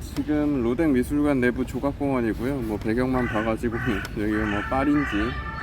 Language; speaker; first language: Korean; native; Korean